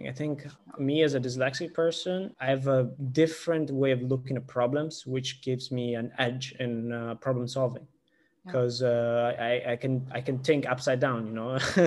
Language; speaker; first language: English; non-native, fluent; Italian